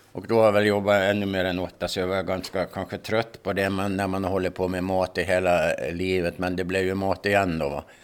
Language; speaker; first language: Swedish; native; Swedish